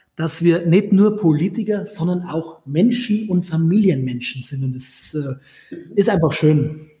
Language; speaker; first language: German; native; German